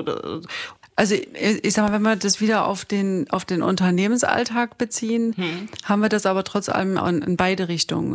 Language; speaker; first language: German; native; German